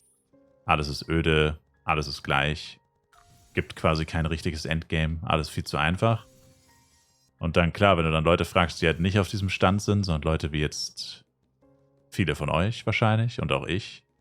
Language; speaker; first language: German; native; German